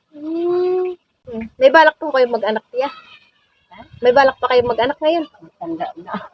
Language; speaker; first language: Filipino; non-native, local second language; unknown